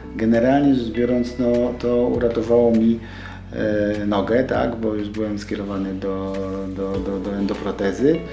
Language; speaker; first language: Polish; native; Polish